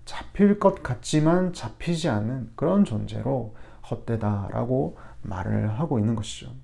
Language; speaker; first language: Korean; native; Korean